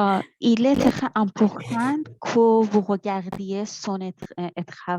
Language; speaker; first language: French; non-native, learner; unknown